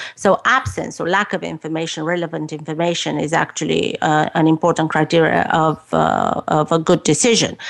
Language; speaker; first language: English; non-native, fluent; Romanian